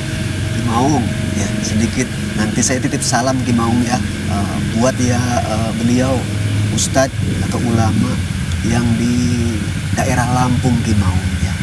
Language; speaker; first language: Indonesian; native; Indonesian